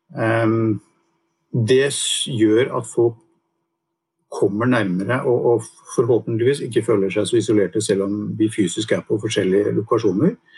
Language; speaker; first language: Norwegian; native; Norwegian